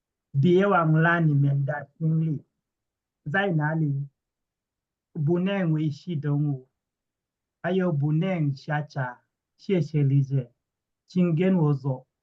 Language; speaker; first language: Chinese; non-native, learner; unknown